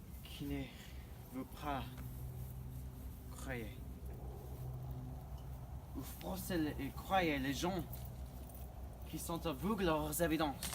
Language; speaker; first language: French; non-native, learner; English